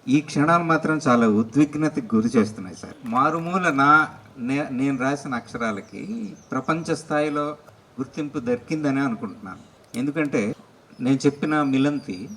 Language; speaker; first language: Telugu; non-native, local second language; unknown